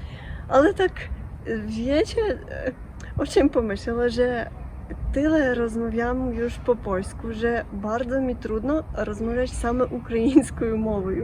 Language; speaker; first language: Polish; non-native, learner; Russian